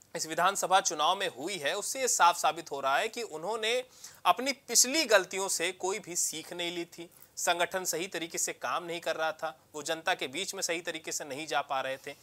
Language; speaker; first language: Hindi; native; Hindi